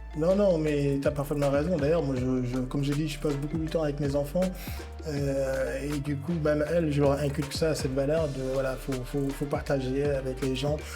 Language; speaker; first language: French; non-native, local second language; Wolof